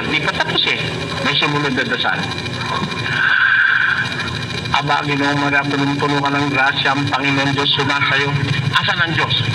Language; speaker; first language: Filipino; native; Filipino